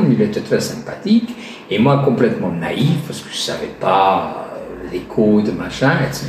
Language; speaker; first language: French; non-native, fluent; Hungarian